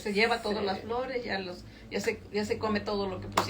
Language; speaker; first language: Spanish; native; Spanish